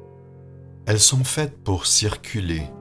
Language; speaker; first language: French; native; French